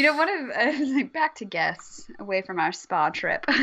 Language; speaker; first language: English; native; English